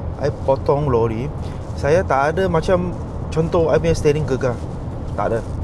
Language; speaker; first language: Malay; non-native, local second language; Chinese